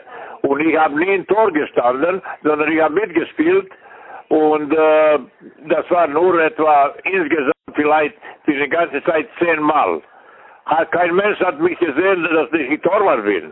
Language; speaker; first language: German; non-native, fluent; Serbian